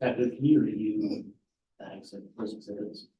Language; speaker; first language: English; native; English